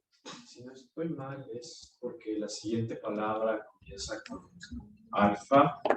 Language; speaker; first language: Spanish; native; Spanish